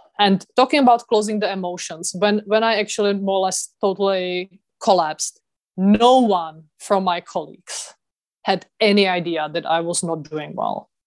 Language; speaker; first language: English; non-native, fluent; Czech